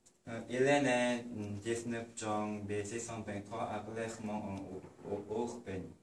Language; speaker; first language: French; non-native, learner; Korean